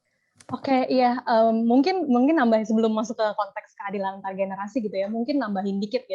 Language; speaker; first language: Indonesian; native; Indonesian